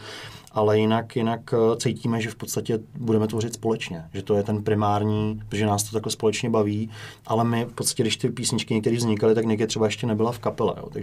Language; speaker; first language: Czech; native; Czech